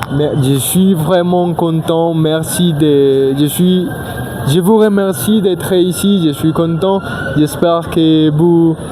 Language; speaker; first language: French; non-native, learner; Spanish